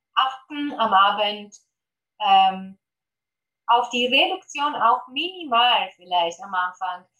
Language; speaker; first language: German; non-native, fluent; Polish